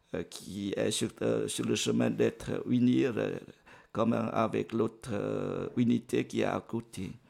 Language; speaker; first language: French; non-native, fluent; Vietnamese